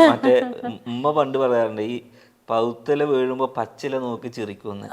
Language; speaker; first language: Malayalam; native; Malayalam